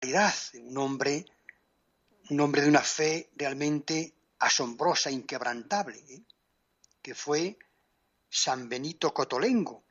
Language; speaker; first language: Spanish; native; Spanish